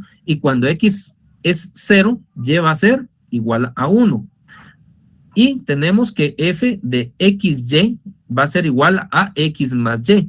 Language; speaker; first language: Spanish; native; Spanish